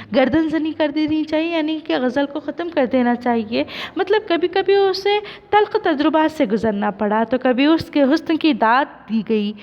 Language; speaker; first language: Urdu; native; Urdu